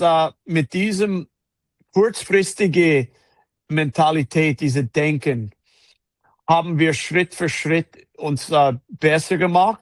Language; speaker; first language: German; non-native, fluent; English